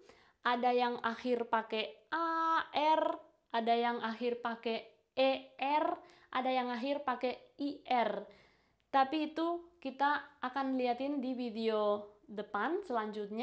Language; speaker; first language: Indonesian; non-native, fluent; Spanish